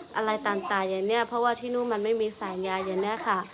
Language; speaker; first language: Thai; non-native, local second language; Lahu